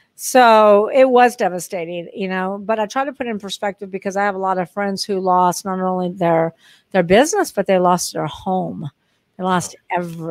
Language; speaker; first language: English; native; English